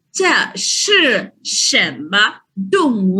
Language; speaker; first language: Chinese; non-native, fluent; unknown